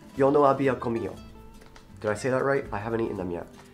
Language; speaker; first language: English; native; English